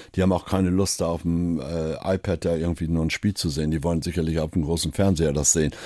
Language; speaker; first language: German; native; German